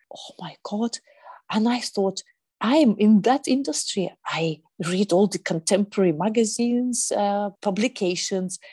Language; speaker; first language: English; non-native, fluent; Russian